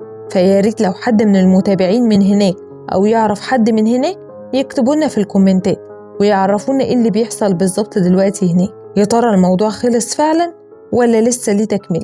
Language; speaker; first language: Arabic; native; Arabic